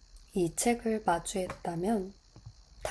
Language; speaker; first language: Korean; native; Korean